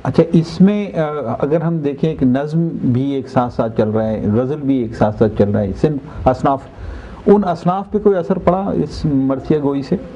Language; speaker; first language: Urdu; native; Urdu